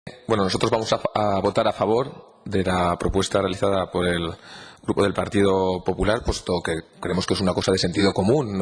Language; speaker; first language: Spanish; native; Spanish